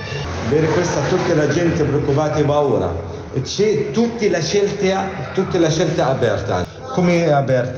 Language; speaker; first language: Italian; non-native, learner; Arabic